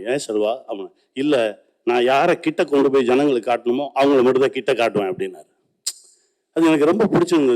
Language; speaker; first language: Tamil; native; Tamil